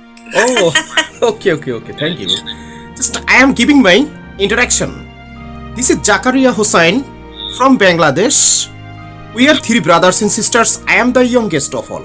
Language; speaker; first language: English; non-native, learner; Bangla